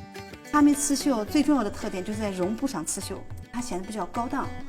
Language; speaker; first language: Chinese; native; Chinese